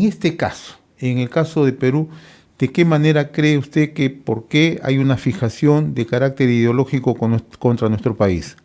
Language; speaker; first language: Spanish; native; Spanish